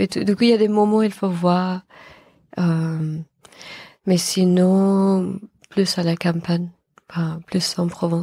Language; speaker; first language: French; non-native, fluent; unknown